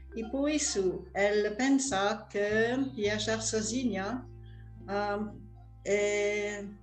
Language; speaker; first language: Portuguese; non-native, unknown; French